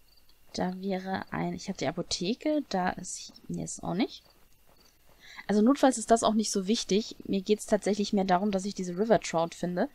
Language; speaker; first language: German; native; German